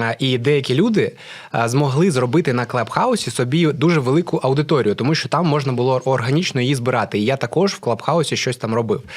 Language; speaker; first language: Ukrainian; non-native, local second language; Russian